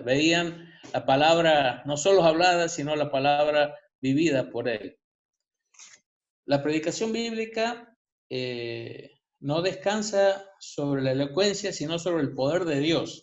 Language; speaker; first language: Spanish; native; Spanish